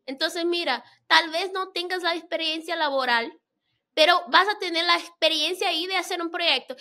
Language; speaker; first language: Spanish; non-native, fluent; Portuguese